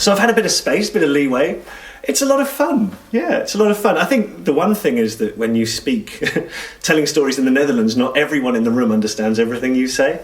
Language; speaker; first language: English; native; English